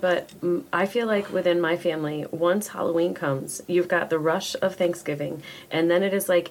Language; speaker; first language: English; native; English